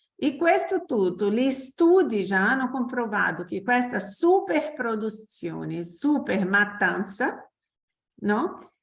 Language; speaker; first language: Italian; non-native, fluent; Portuguese